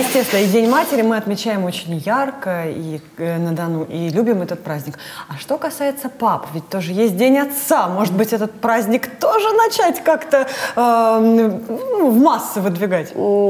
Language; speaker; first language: Russian; native; Russian